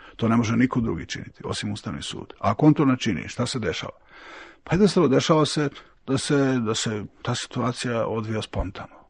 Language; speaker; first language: Serbian; native; Serbian